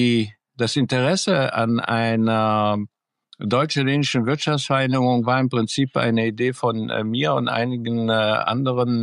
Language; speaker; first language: German; early bilingual, other home language; Greek